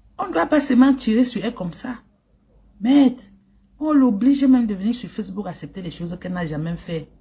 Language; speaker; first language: French; native; French